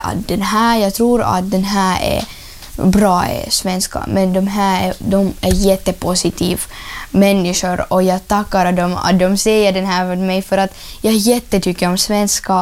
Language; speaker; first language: Swedish; non-native, learner; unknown